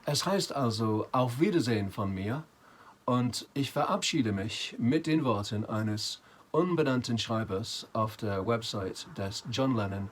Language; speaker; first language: German; non-native, fluent; English